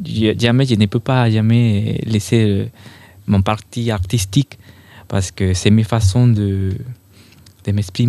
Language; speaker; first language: French; non-native, fluent; Spanish